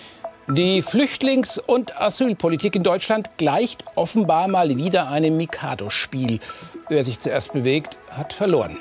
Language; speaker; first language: German; native; German